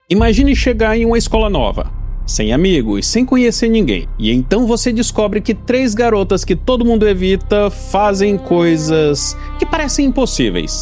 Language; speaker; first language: Portuguese; native; Portuguese